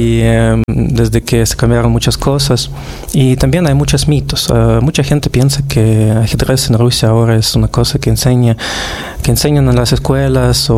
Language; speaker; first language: Spanish; non-native, fluent; Russian